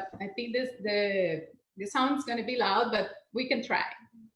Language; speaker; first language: English; non-native, learner; Spanish